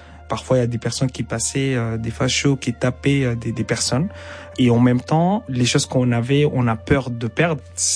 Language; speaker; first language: French; non-native, fluent; Arabic